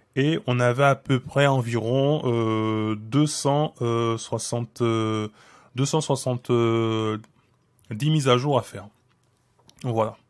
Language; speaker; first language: French; native; French